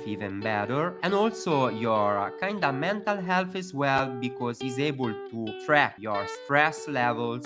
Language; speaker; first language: English; non-native, fluent; Italian